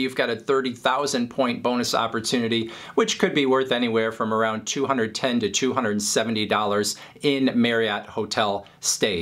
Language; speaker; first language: English; native; English